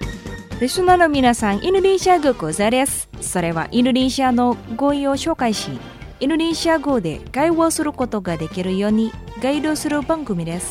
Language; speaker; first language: Japanese; non-native, fluent; Indonesian